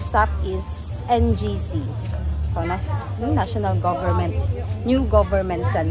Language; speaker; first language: English; non-native, local second language; Filipino